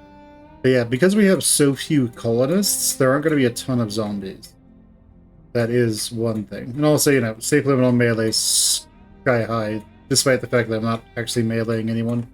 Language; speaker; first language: English; native; English